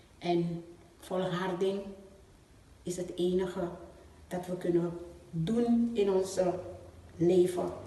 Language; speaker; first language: Dutch; native; Dutch